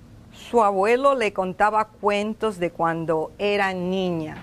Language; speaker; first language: Spanish; non-native, fluent; English